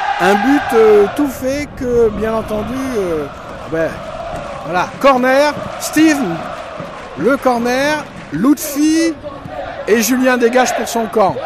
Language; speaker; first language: French; native; French